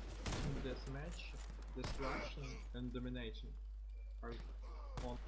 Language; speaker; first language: English; non-native, learner; Russian